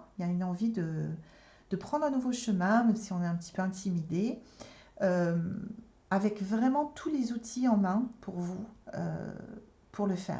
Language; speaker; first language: French; native; French